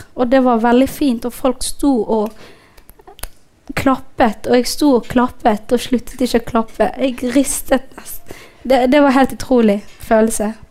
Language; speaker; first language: Norwegian; non-native, fluent; Somali